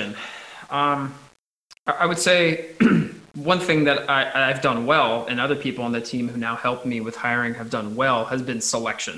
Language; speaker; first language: English; native; English